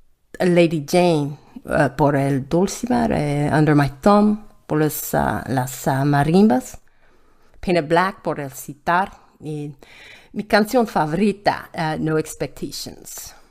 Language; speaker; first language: Spanish; non-native, learner; English